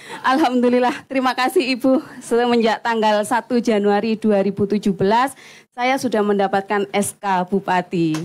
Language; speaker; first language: Indonesian; non-native, local second language; Javanese